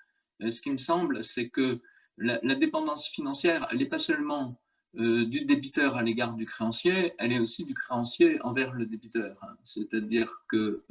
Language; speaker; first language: French; native; French